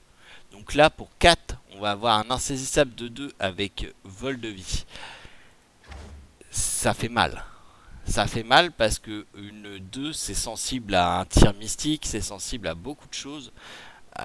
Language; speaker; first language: French; native; French